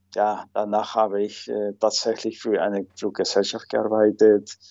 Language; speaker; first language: German; non-native, fluent; Spanish